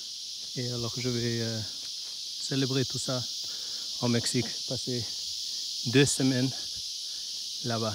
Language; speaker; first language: French; non-native, learner; Chinese